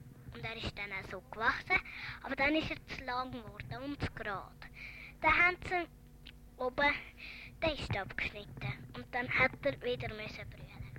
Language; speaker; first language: German; early bilingual, other home language; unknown